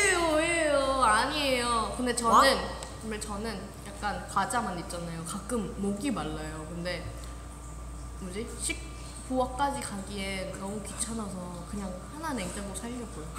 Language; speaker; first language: Korean; non-native, fluent; Thai